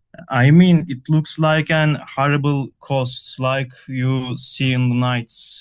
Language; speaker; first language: English; non-native, learner; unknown